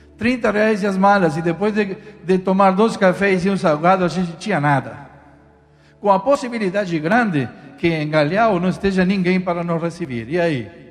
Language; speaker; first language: Portuguese; non-native, fluent; Spanish